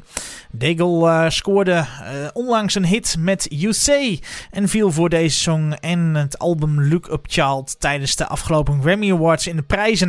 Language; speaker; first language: Dutch; native; Dutch